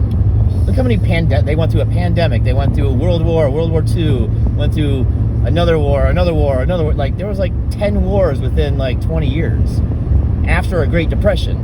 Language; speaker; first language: English; native; English